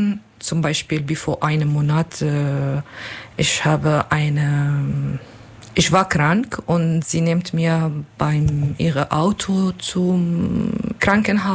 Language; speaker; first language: German; non-native, learner; Kurdish